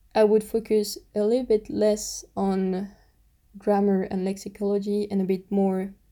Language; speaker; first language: English; non-native, fluent; French